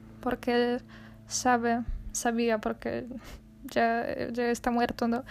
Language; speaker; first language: Spanish; non-native, fluent; Polish